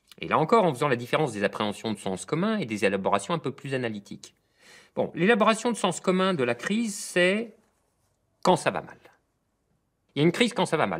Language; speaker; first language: French; native; French